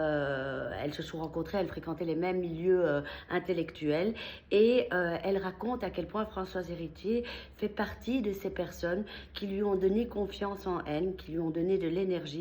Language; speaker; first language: French; native; French